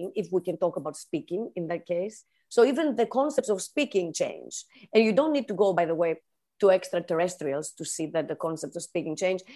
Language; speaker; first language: English; non-native, fluent; Greek